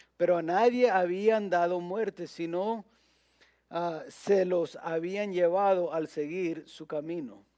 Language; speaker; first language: Spanish; early bilingual, heritage; Spanish